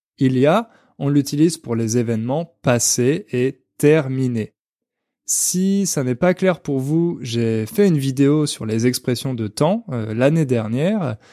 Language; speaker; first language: French; native; French